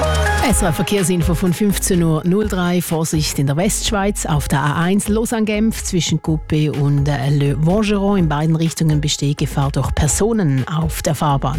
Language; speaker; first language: German; native; German